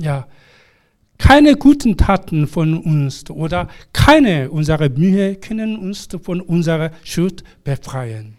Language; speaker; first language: German; non-native, fluent; Korean